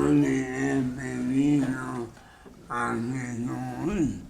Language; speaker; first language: Spanish; non-native, fluent; English